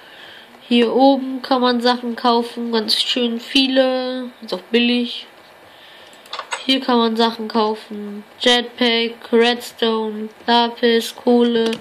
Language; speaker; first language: German; native; German